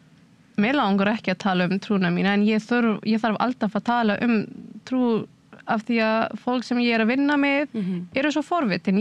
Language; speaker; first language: Icelandic; non-native, learner; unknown